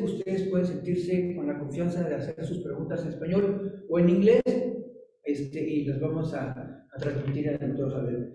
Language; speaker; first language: Spanish; native; Spanish